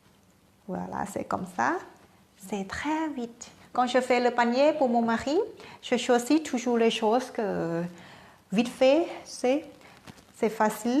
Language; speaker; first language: French; non-native, learner; Thai